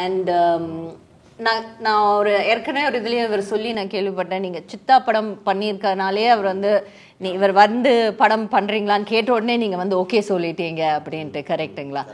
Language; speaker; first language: Tamil; native; Tamil